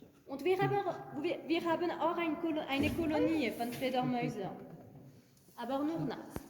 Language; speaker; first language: German; non-native, local second language; French